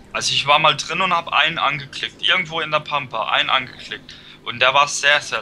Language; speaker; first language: German; native; German